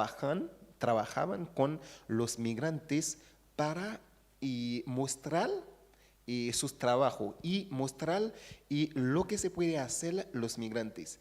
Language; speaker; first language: Spanish; non-native, fluent; Haitian Creole